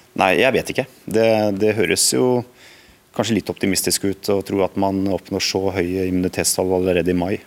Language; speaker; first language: Norwegian; native; Norwegian